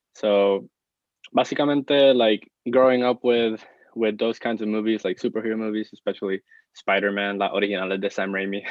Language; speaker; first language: English; non-native, fluent; Spanish